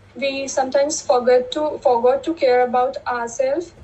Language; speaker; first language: English; non-native, local second language; Hindi